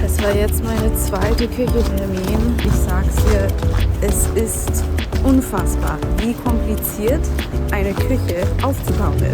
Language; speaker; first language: German; non-native, fluent; English